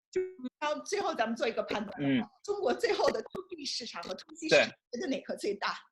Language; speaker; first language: Chinese; native; Chinese